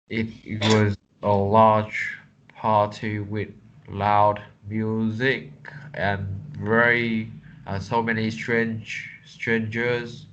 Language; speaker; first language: English; non-native, learner; Vietnamese